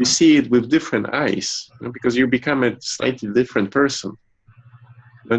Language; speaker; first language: English; non-native, fluent; Polish